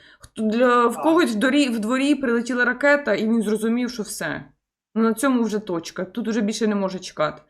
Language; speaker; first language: Ukrainian; native; Ukrainian